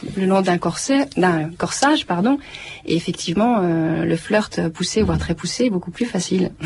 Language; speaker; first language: French; native; French